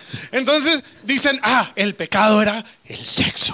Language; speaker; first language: Spanish; native; Spanish